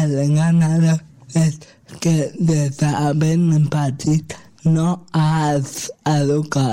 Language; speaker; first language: Catalan; non-native, local second language; Spanish